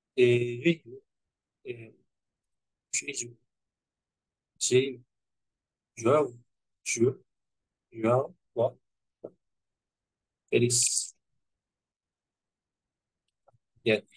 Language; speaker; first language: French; non-native, learner; Spanish